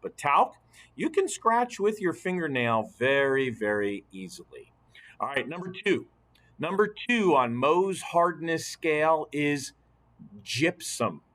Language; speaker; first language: English; native; English